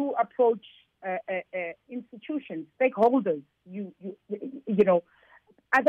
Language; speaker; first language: English; non-native, local second language; Tsonga